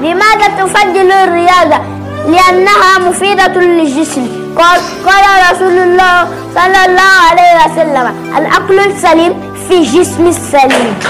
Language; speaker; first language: Arabic; non-native, learner; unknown